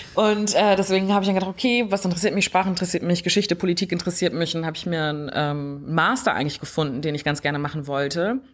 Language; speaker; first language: German; early bilingual, other home language; French